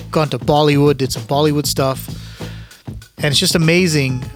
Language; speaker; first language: Punjabi; early bilingual, heritage; Punjabi